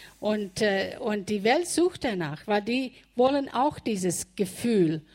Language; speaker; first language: German; non-native, fluent; English